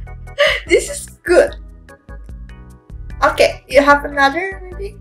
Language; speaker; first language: English; non-native, learner; Indonesian